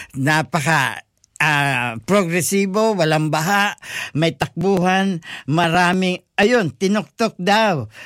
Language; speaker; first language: Filipino; non-native, local second language; Bikol